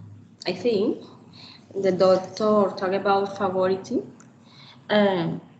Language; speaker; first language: English; non-native, learner; Spanish